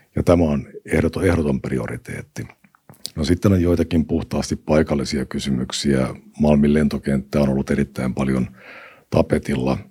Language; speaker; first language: Finnish; native; Finnish